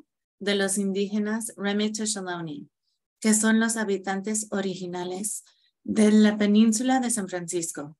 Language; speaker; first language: Spanish; non-native, fluent; English